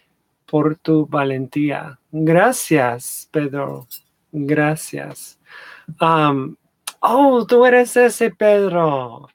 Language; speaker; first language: Spanish; early bilingual, heritage; English